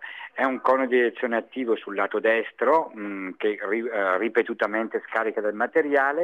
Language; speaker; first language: Italian; native; Italian